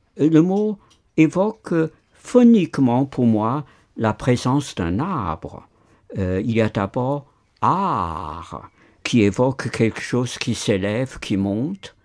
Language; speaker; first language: French; non-native, fluent; Chinese